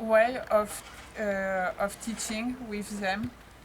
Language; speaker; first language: English; non-native, learner; French